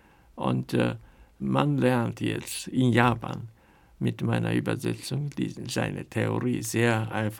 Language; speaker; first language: German; non-native, fluent; Japanese